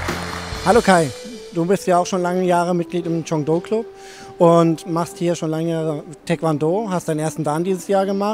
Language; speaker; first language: German; native; German